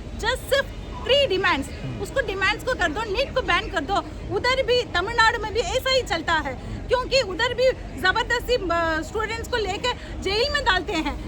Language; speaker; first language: Hindi; non-native, local second language; Tamil